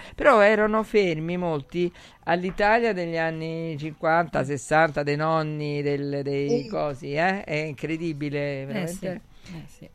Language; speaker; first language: Italian; native; Italian